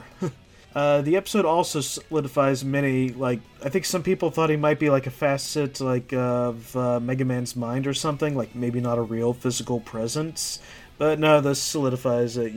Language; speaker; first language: English; native; English